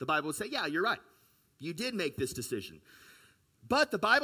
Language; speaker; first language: English; native; English